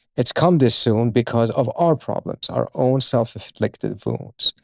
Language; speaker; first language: English; early bilingual, other home language; Persian